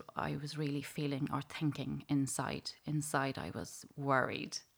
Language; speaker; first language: English; native; English